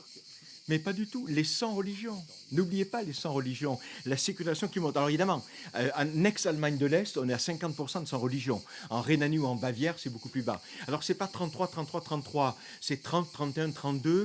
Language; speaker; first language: French; native; French